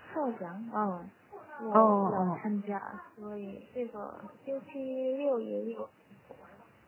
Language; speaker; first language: Chinese; non-native, learner; Korean